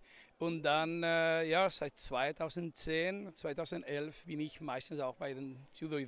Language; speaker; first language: German; non-native, fluent; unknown